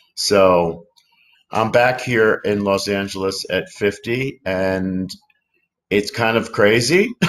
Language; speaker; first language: English; native; English